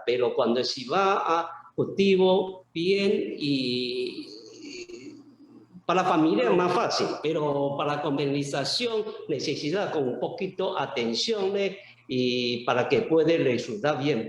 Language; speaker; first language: Spanish; non-native, learner; Chinese